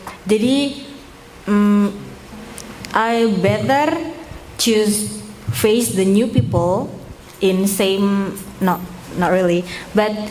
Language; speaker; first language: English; non-native, learner; Indonesian